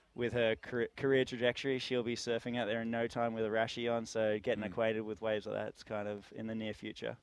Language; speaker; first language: English; native; English